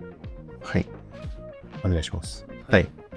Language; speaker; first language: Japanese; non-native, learner; English